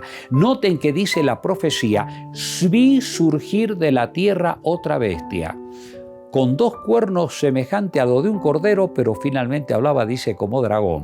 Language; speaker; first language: Spanish; native; Spanish